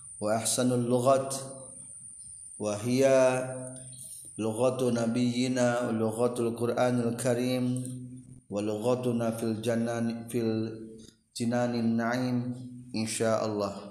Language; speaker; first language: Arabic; non-native, learner; Indonesian